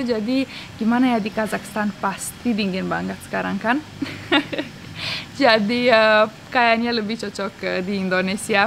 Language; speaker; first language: Indonesian; non-native, fluent; Romanian